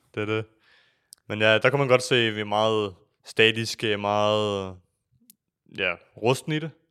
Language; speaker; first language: Danish; early bilingual, other home language; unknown